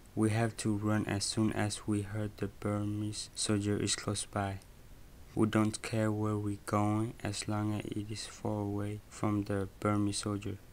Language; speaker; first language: English; early bilingual, other home language; Burmese